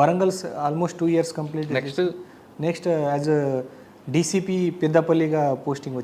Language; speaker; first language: Telugu; non-native, fluent; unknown